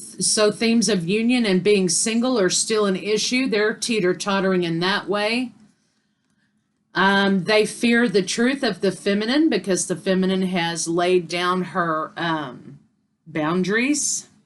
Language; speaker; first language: English; native; English